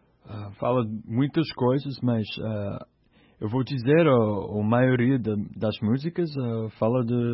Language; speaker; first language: Portuguese; non-native, learner; English